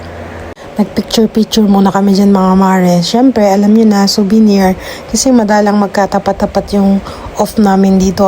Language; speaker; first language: Filipino; native; Filipino